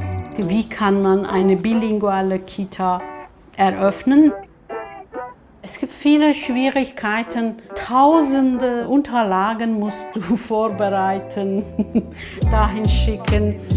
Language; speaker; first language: German; non-native, fluent; Kurdish